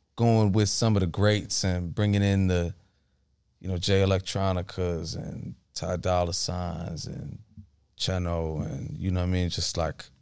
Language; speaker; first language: English; early bilingual, other home language; Akan